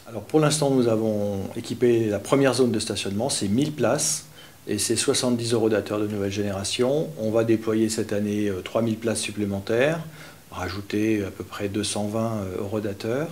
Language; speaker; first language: French; native; French